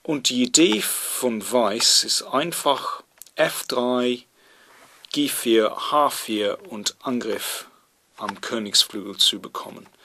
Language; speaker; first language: German; non-native, fluent; English